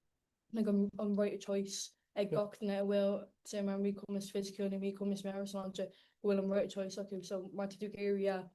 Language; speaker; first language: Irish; non-native, learner; Armenian